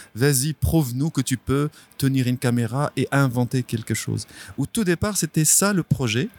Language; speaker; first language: French; non-native, local second language; Arabic